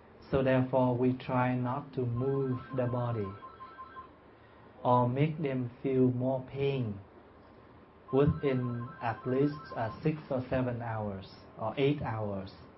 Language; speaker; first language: English; non-native, fluent; Vietnamese